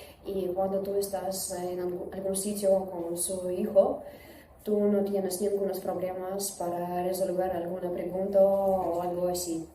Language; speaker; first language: Spanish; non-native, learner; Russian